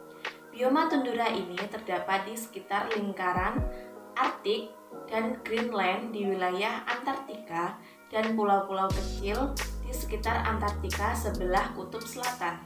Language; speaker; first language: Indonesian; native; Indonesian